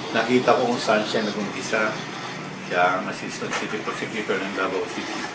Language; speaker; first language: Filipino; non-native, local second language; Cebuano